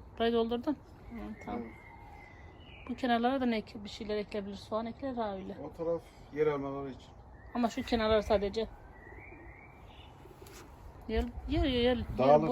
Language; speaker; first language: Turkish; native; Turkish